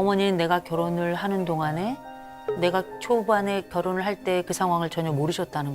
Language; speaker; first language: Korean; native; Korean